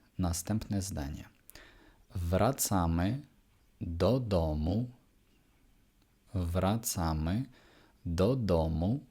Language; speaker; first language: Polish; non-native, fluent; Ukrainian